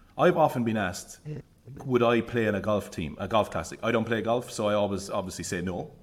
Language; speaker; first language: English; native; English